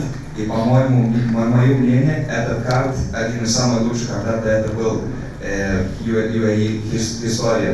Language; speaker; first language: Russian; non-native, fluent; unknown